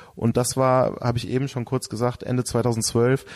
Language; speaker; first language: German; native; German